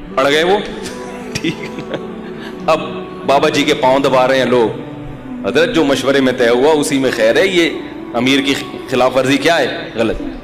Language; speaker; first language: Urdu; native; Urdu